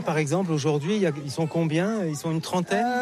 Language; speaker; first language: French; native; French